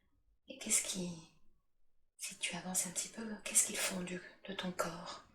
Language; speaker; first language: French; native; French